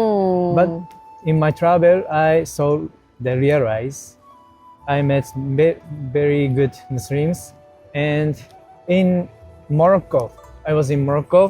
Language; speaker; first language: English; non-native, learner; Japanese